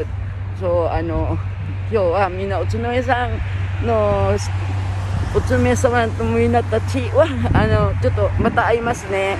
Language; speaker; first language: Japanese; non-native, fluent; Filipino